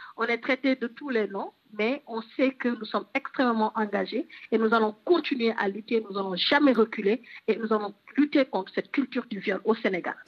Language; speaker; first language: French; non-native, local second language; Wolof